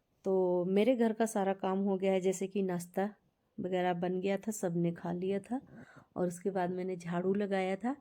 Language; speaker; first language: Hindi; native; Hindi